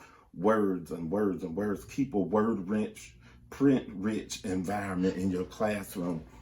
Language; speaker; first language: English; native; English